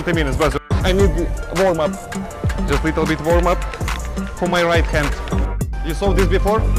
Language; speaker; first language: English; non-native, learner; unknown